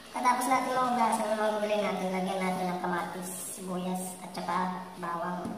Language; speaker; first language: Filipino; non-native, local second language; Iloko